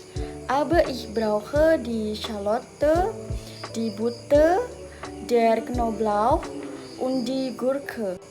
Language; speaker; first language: German; non-native, learner; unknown